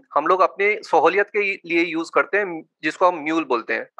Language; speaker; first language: Hindi; non-native, local second language; Gujarati